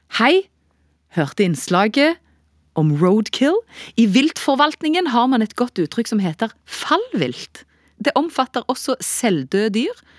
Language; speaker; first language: Norwegian; native; Norwegian